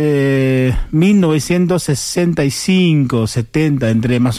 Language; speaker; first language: Spanish; non-native, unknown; Chinese